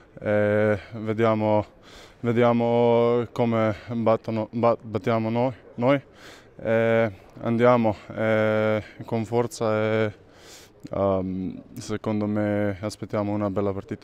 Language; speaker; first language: Italian; non-native, learner; Slovenian